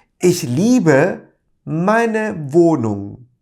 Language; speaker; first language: German; non-native, fluent; Turkish